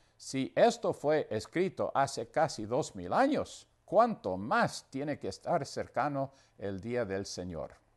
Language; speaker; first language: Spanish; non-native, fluent; English